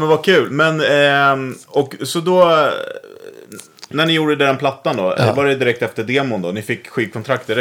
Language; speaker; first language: Swedish; native; Swedish